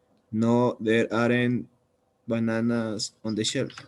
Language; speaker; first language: English; non-native, learner; Spanish